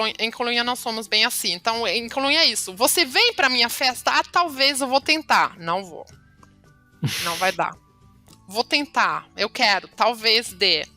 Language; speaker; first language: Portuguese; non-native, fluent; German